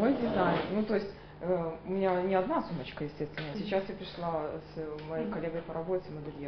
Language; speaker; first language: Russian; native; Russian